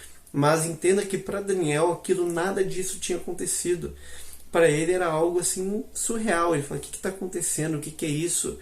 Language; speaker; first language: Portuguese; native; Portuguese